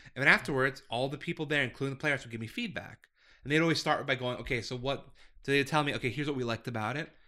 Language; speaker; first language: English; native; English